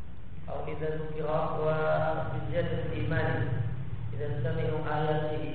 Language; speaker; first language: Arabic; non-native, fluent; Indonesian